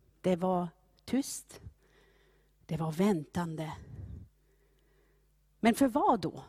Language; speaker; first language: Swedish; non-native, fluent; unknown